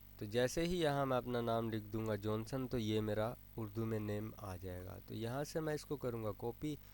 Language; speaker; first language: Urdu; native; Urdu